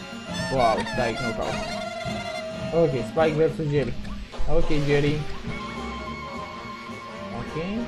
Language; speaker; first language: English; non-native, learner; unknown